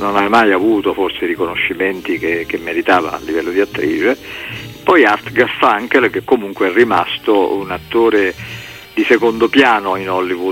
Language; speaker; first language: Italian; native; Italian